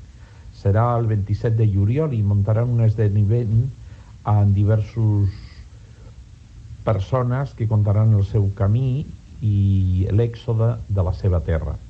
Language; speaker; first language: Catalan; non-native, local second language; Spanish